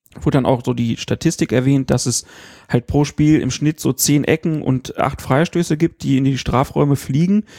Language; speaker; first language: German; native; German